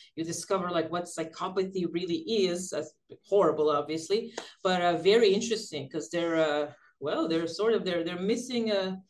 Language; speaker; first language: English; early bilingual, other home language; Ukrainian